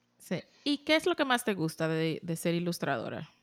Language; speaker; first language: Spanish; native; Spanish